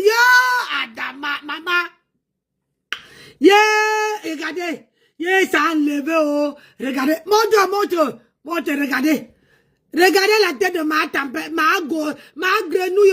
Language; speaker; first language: French; non-native, local second language; Lingala